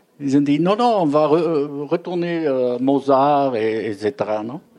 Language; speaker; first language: French; non-native, fluent; German